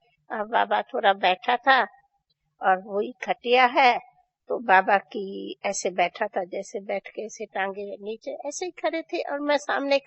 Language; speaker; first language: Hindi; non-native, local second language; Sindhi